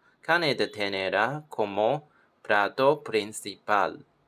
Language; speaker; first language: Spanish; non-native, learner; Chinese